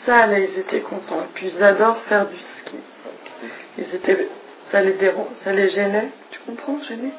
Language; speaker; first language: French; non-native, fluent; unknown